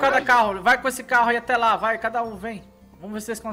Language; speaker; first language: Portuguese; native; Portuguese